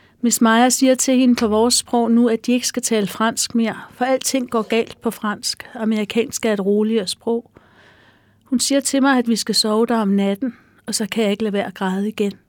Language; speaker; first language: Danish; native; Danish